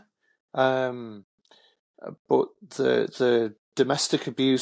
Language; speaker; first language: English; native; English